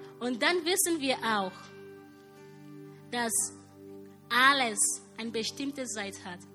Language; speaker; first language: German; non-native, learner; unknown